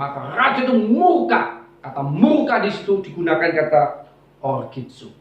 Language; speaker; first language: Indonesian; non-native, local second language; Javanese